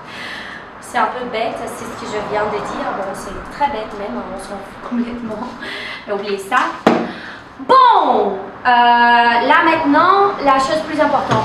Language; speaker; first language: French; non-native, fluent; Portuguese